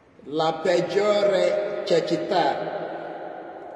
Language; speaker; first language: Italian; non-native, fluent; Igbo